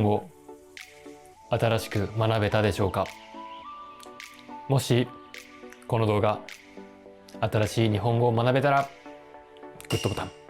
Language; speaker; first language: Japanese; native; Japanese